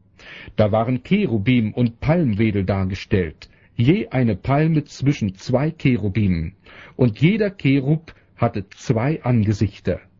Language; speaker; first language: German; native; German